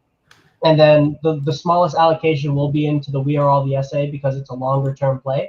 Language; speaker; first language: English; native; English